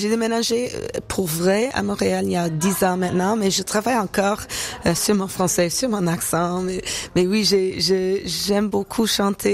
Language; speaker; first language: French; non-native, local second language; English